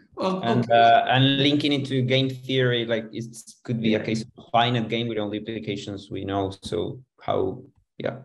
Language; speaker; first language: English; non-native, fluent; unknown